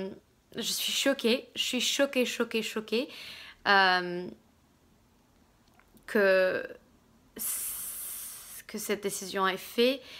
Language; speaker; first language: French; non-native, fluent; English